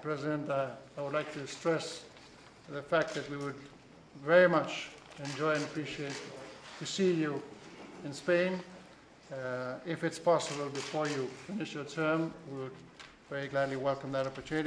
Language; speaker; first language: English; non-native, fluent; Spanish